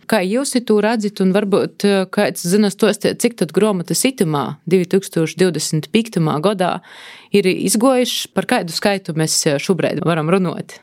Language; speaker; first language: Latvian; native; Latvian